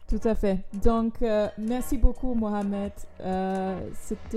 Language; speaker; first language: French; non-native, fluent; German